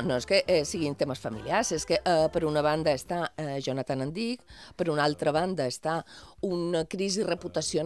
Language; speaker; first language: Catalan; native; Catalan